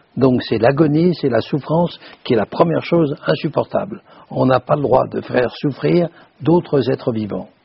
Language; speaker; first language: French; native; French